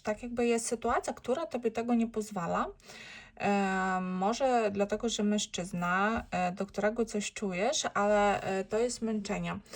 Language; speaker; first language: Polish; non-native, learner; Ukrainian